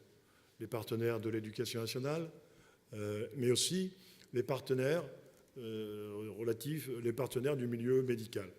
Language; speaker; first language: French; native; French